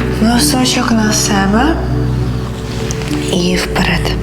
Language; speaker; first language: Ukrainian; native; Ukrainian